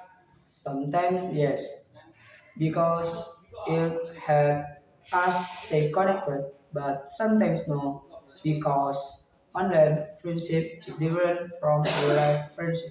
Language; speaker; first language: English; non-native, learner; Indonesian